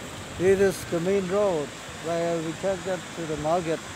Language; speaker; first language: English; non-native, learner; Lao